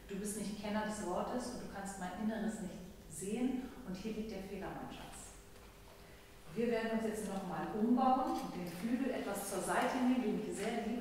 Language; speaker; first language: German; early bilingual, other home language; Persian